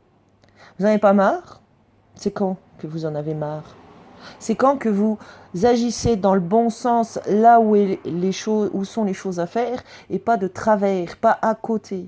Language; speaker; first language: French; native; French